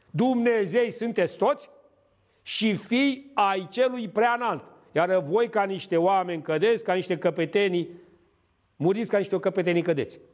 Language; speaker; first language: Romanian; native; Romanian